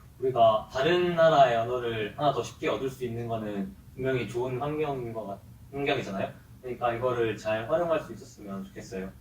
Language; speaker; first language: Korean; native; Korean